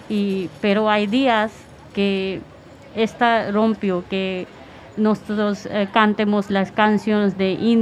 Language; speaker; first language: Spanish; non-native, learner; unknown